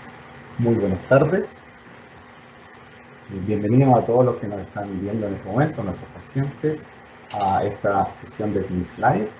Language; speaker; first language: Spanish; native; Spanish